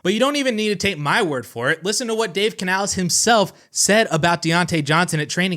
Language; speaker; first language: English; native; English